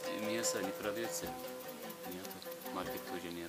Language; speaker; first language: Russian; non-native, learner; Turkish